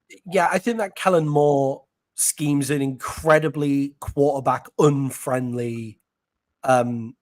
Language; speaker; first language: English; native; English